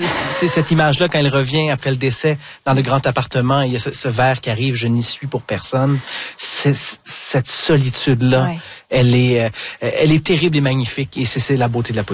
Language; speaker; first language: French; native; French